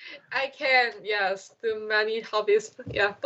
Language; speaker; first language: English; non-native, learner; Korean